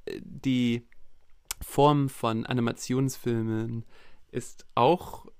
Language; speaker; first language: German; non-native, fluent; English